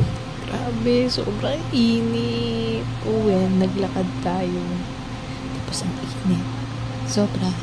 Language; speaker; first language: Filipino; native; Filipino